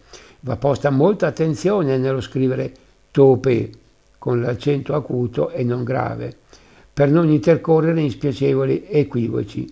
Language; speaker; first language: Italian; native; Italian